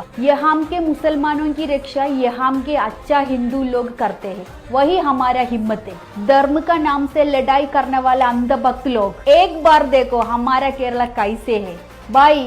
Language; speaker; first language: Hindi; non-native, local second language; Malayalam